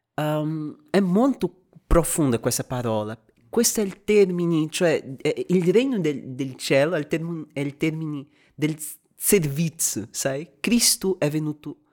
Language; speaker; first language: Italian; non-native, fluent; Portuguese